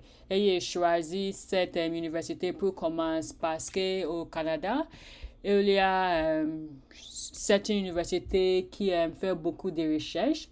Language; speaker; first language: French; non-native, learner; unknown